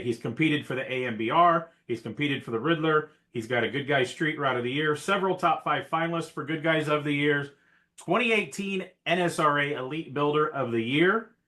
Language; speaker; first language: English; native; English